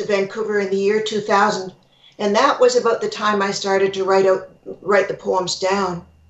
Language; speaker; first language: English; native; English